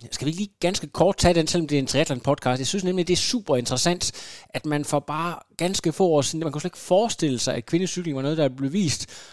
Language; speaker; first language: Danish; native; Danish